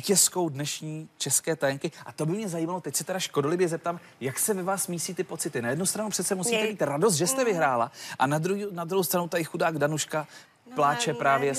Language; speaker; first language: Czech; native; Czech